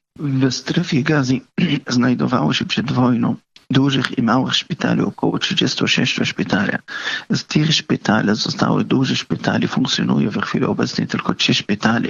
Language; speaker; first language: Polish; non-native, fluent; Arabic